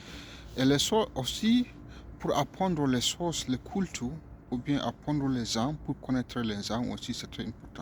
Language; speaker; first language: French; non-native, learner; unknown